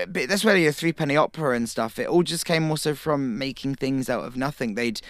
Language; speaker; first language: English; native; English